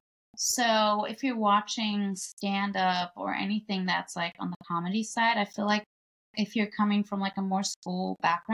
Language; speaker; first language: English; non-native, fluent; Bulgarian